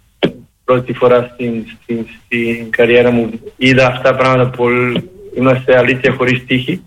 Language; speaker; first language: Greek; non-native, learner; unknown